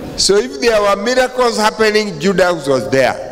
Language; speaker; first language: English; non-native, local second language; Swahili